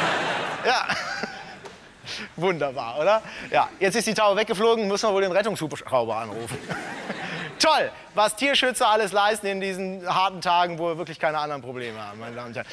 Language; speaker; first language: German; native; German